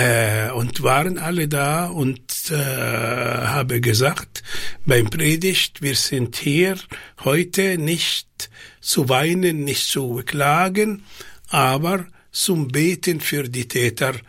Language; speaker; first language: German; non-native, fluent; Arabic